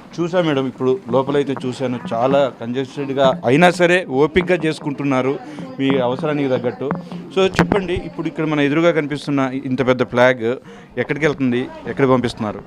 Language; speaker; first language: Telugu; native; Telugu